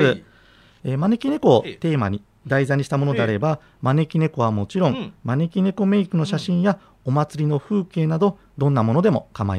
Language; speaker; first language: Japanese; native; Japanese